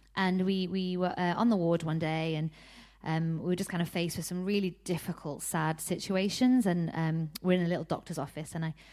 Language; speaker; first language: English; native; English